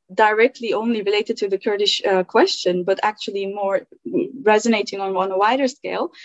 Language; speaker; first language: English; early bilingual, other home language; German